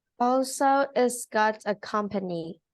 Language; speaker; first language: English; non-native, learner; Vietnamese